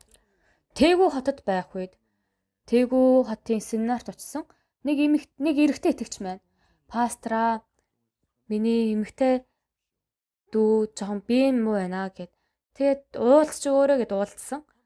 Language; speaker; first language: Mongolian; non-native, fluent; Korean